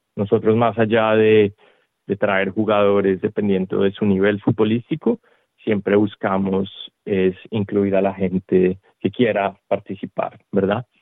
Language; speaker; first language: Spanish; native; Spanish